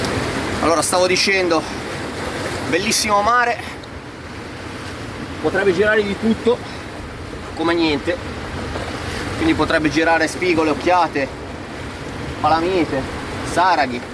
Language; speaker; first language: Italian; native; Italian